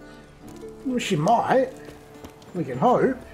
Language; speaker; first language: English; native; English